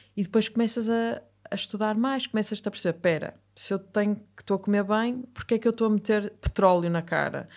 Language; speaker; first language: Portuguese; native; Portuguese